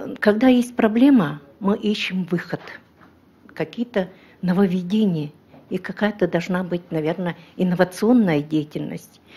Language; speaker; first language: Russian; non-native, local second language; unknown